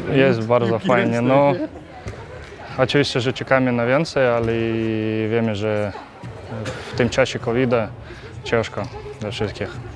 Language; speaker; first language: Polish; non-native, fluent; Russian